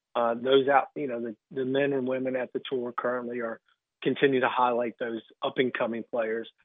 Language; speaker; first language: English; native; English